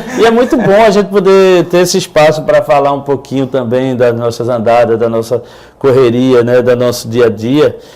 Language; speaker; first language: Portuguese; native; Portuguese